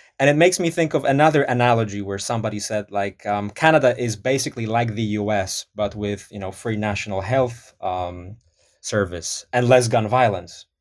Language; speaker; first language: English; non-native, fluent; Polish